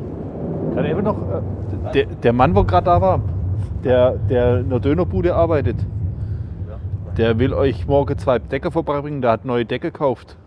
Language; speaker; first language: German; native; German